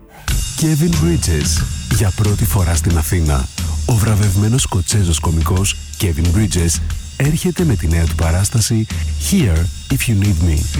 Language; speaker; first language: Greek; native; Greek